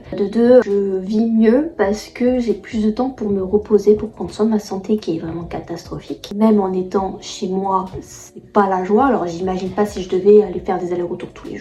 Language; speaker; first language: French; native; French